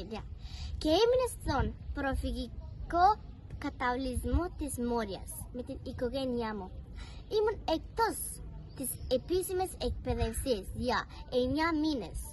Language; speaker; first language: Greek; early bilingual, other home language; Persian